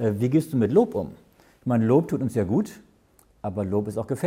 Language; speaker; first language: German; native; German